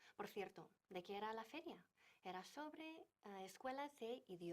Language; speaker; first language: Spanish; non-native, fluent; English